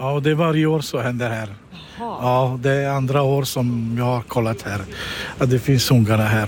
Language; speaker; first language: Swedish; non-native, learner; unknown